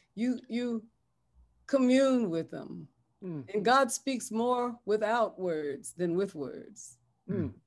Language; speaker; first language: English; native; English